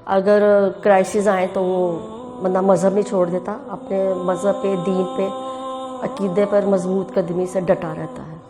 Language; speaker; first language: Urdu; native; Urdu